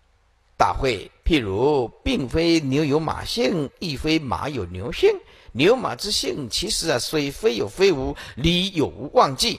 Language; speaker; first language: Chinese; native; Chinese